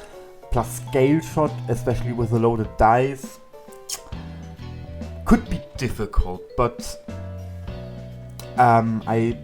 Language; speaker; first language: English; non-native, fluent; German